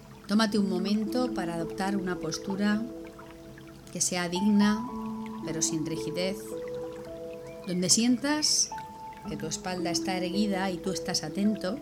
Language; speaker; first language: Spanish; native; Spanish